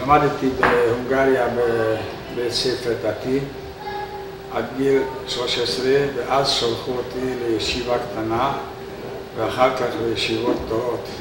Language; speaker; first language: Hebrew; non-native, fluent; Hungarian